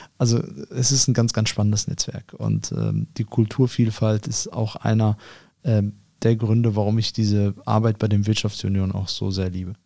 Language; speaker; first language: German; early bilingual, other home language; Arabic